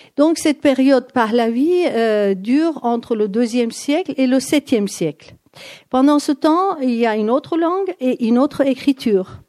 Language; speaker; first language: French; non-native, fluent; Persian